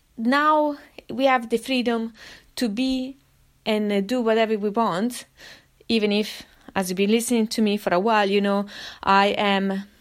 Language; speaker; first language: English; non-native, fluent; Italian